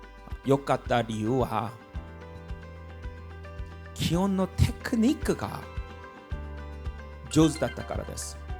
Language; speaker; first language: Japanese; non-native, learner; Korean